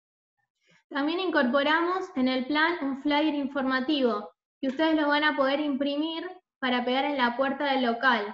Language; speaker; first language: Spanish; native; Spanish